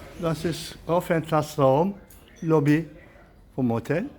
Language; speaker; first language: German; non-native, local second language; Turkish